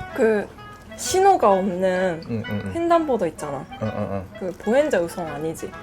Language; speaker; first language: Korean; non-native, fluent; Japanese